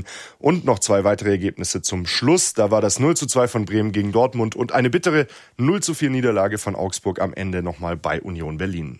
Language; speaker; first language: German; native; German